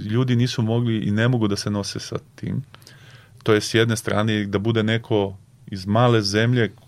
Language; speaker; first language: Serbian; native; Serbian